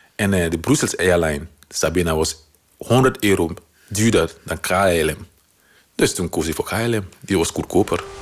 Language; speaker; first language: Dutch; non-native, fluent; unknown